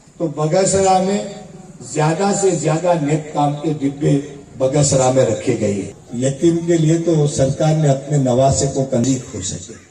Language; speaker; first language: Urdu; non-native, local second language; Gujarati